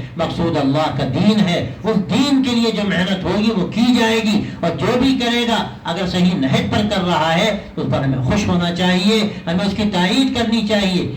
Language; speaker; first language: Urdu; native; Urdu